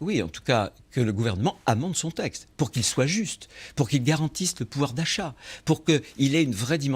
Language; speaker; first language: French; native; French